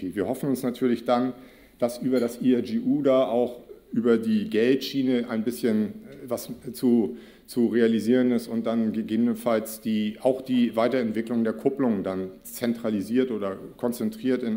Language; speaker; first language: German; native; German